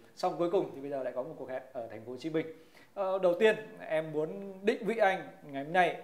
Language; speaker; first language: Vietnamese; native; Vietnamese